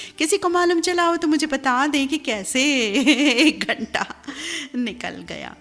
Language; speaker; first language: Hindi; native; Hindi